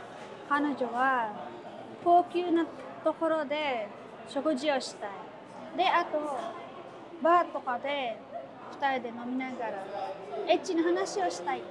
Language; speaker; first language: Japanese; non-native, fluent; Filipino